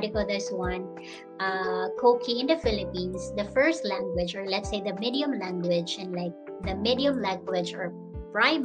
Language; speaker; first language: English; non-native, local second language; Filipino